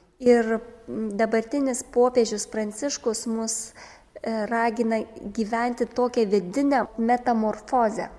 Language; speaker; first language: Lithuanian; native; Lithuanian